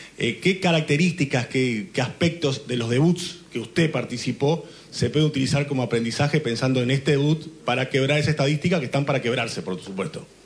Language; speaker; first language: Spanish; native; Spanish